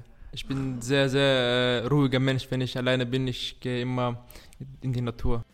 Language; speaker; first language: German; non-native, fluent; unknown